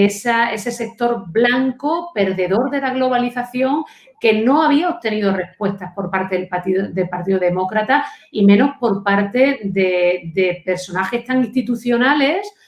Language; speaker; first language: Spanish; native; Spanish